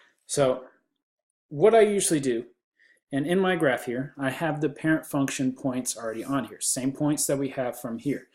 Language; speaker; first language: English; native; English